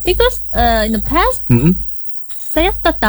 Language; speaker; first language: English; non-native, learner; Korean